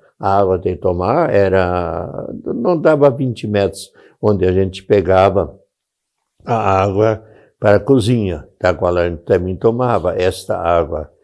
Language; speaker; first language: Portuguese; non-native, local second language; German